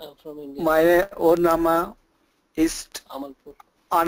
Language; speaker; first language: German; non-native, learner; Tamil